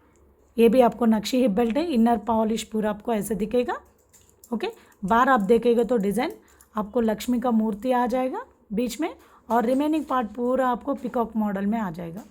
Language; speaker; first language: Hindi; non-native, local second language; Telugu